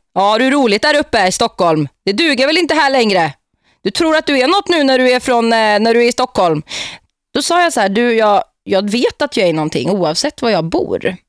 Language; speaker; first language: Swedish; native; Swedish